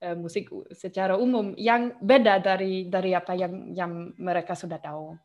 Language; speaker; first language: Indonesian; non-native, fluent; German